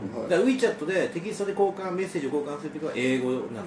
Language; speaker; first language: Japanese; native; Japanese